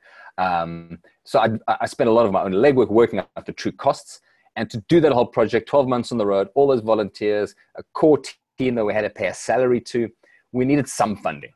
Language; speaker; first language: English; native; English